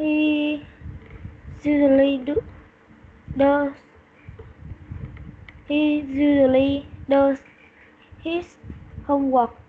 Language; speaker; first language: English; non-native, learner; Vietnamese